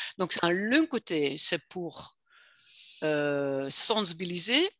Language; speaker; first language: French; non-native, fluent; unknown